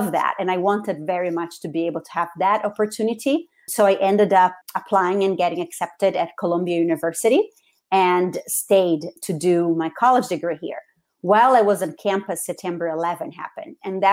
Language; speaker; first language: English; non-native, fluent; Portuguese